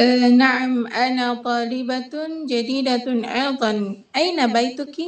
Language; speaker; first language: Arabic; non-native, learner; Indonesian